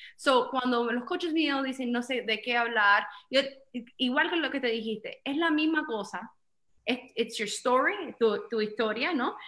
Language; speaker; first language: Spanish; early bilingual, heritage; Spanish